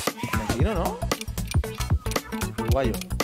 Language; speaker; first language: Spanish; native; Spanish